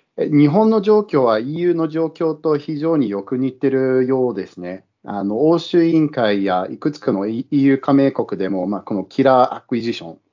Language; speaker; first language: Japanese; non-native, fluent; English